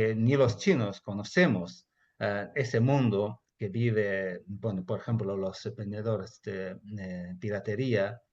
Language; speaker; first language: Spanish; non-native, fluent; Chinese